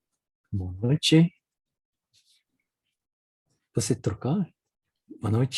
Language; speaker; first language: Portuguese; non-native, fluent; Japanese